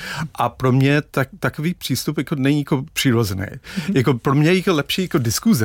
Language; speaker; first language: Czech; non-native, fluent; English